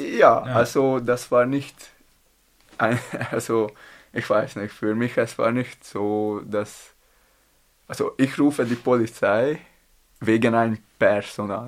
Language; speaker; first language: German; non-native, learner; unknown